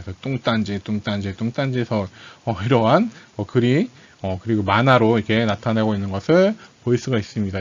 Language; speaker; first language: Korean; native; Korean